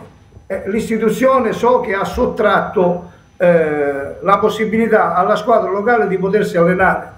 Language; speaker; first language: Italian; native; Italian